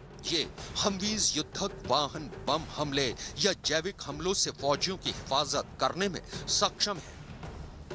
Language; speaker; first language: Hindi; native; Hindi